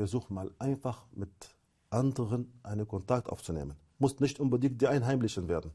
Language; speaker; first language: German; non-native, fluent; Arabic